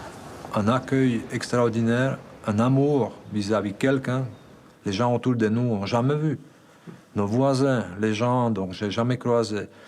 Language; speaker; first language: French; non-native, fluent; Slovak